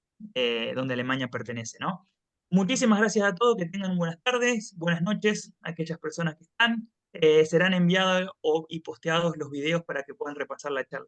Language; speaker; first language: Spanish; native; Spanish